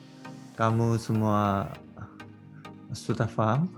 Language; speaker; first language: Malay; non-native, learner; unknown